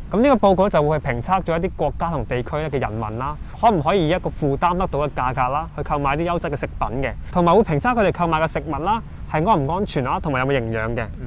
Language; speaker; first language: Cantonese; native; Cantonese